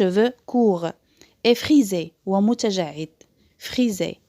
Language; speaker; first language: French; non-native, local second language; Arabic